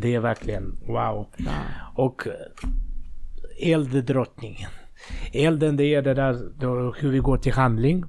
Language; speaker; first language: Swedish; non-native, fluent; Russian